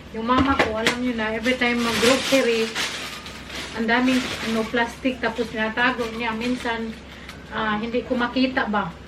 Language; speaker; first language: Filipino; non-native, local second language; Cebuano